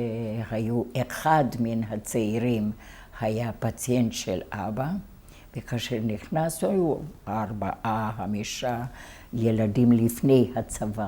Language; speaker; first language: Hebrew; non-native, fluent; Hungarian